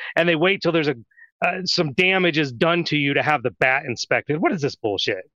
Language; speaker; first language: English; native; English